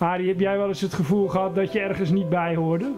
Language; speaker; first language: Dutch; native; Dutch